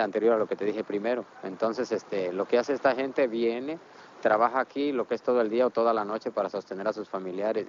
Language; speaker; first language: Spanish; native; Spanish